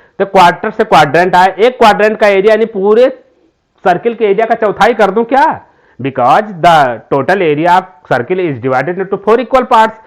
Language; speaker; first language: Hindi; native; Hindi